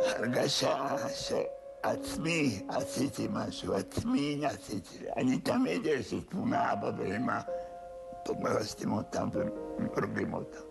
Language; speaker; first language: Hebrew; non-native, fluent; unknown